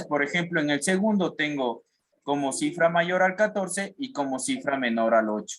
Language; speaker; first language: Spanish; native; Spanish